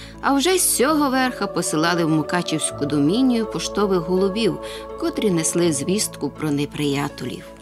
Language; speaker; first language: Ukrainian; native; Ukrainian